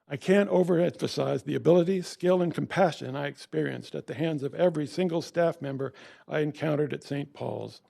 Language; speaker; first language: English; native; English